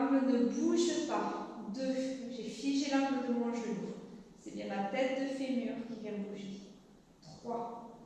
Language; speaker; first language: French; native; French